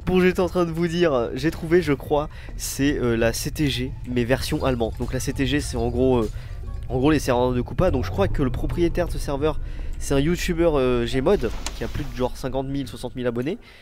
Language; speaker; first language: French; native; French